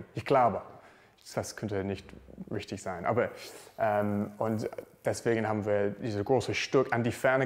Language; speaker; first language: German; non-native, learner; English